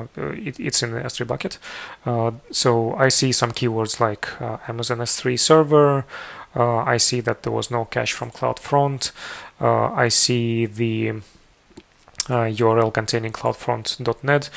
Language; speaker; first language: English; non-native, fluent; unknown